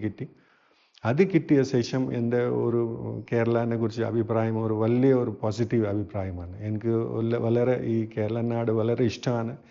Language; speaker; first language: Malayalam; non-native, fluent; Hindi